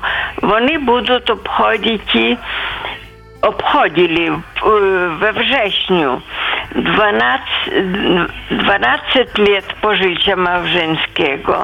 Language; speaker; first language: Polish; non-native, local second language; Belarusian